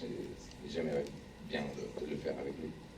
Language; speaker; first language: French; non-native, learner; Spanish